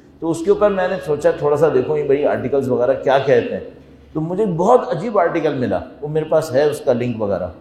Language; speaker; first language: Urdu; non-native, fluent; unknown